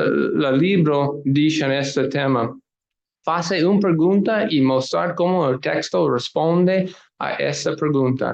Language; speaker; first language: Portuguese; non-native, learner; English